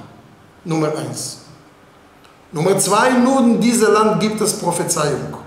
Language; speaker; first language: German; non-native, fluent; Hebrew